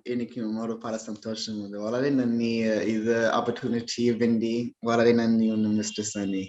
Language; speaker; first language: Malayalam; non-native, learner; English